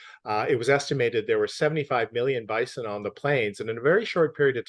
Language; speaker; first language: English; native; English